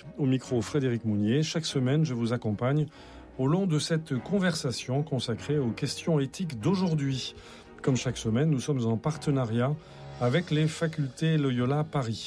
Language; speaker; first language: French; native; French